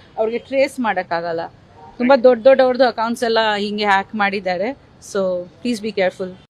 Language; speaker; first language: Kannada; non-native, fluent; Bangla